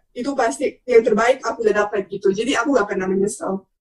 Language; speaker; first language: Indonesian; non-native, fluent; Bosnian